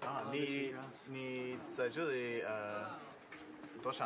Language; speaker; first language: Chinese; non-native, learner; English